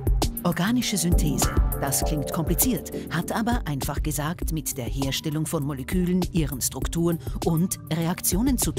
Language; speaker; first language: German; native; German